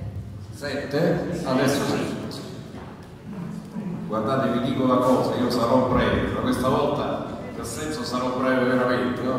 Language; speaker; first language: Italian; native; Italian